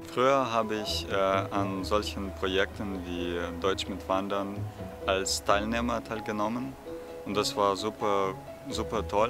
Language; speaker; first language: German; non-native, fluent; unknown